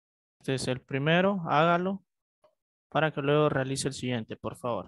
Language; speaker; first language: Spanish; native; Spanish